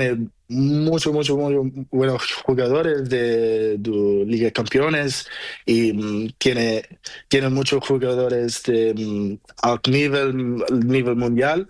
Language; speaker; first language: Spanish; non-native, learner; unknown